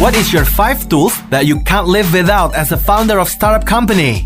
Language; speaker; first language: English; non-native, fluent; Javanese